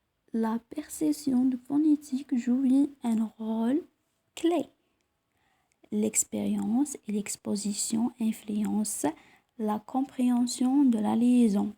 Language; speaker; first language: French; non-native, local second language; Arabic